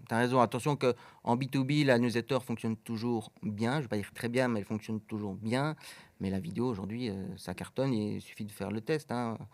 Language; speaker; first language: French; native; French